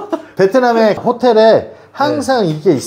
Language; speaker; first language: Korean; native; Korean